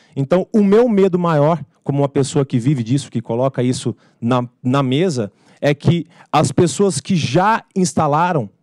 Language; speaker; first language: Portuguese; native; Portuguese